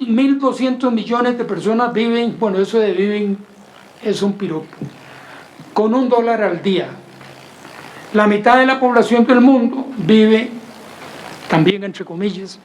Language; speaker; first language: Spanish; native; Spanish